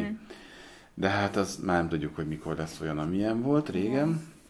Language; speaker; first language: Hungarian; native; Hungarian